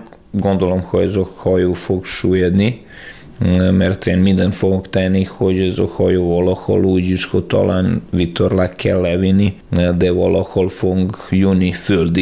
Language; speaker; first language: Hungarian; non-native, learner; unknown